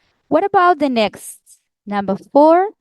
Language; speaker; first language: English; non-native, fluent; Spanish